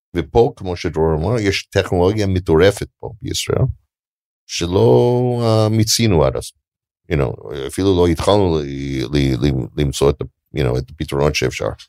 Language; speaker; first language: Hebrew; non-native, fluent; English